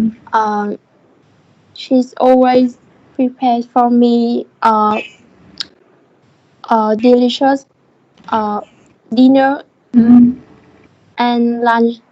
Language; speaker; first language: English; non-native, learner; Vietnamese